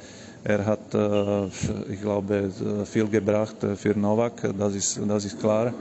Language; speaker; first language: German; non-native, fluent; Slovak